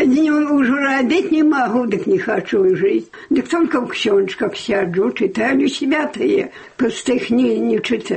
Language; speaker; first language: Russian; non-native, local second language; Belarusian